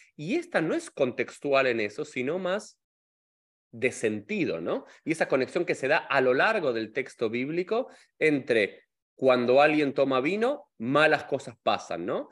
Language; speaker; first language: Spanish; native; Spanish